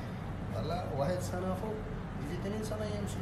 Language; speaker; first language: Arabic; non-native, learner; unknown